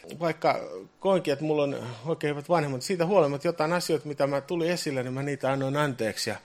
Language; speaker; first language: Finnish; native; Finnish